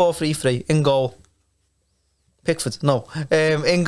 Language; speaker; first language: English; native; English